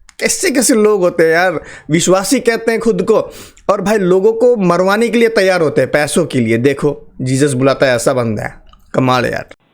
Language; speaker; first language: Hindi; non-native, local second language; Nepali